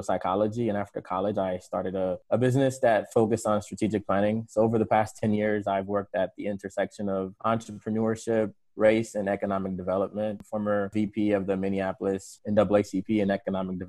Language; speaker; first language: English; native; English